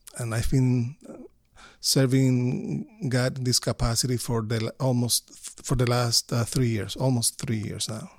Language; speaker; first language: English; non-native, fluent; Spanish